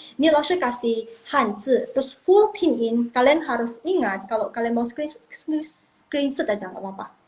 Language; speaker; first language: Indonesian; non-native, local second language; Min Nan Chinese